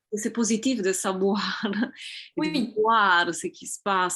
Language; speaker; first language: French; non-native, fluent; Italian